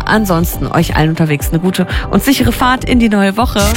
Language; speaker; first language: German; native; German